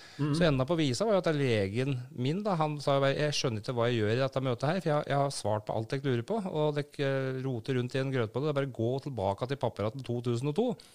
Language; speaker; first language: Norwegian; native; Norwegian